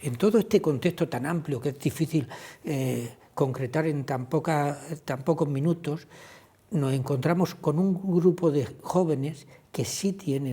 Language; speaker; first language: Spanish; native; Spanish